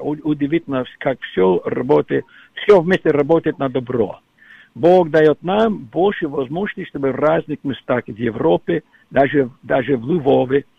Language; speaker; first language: Russian; non-native, fluent; English